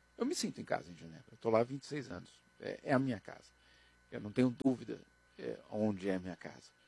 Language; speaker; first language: Portuguese; native; Portuguese